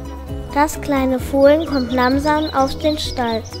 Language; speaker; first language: German; native; German